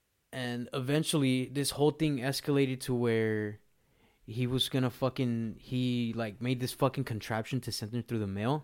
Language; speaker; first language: English; early bilingual, other home language; Spanish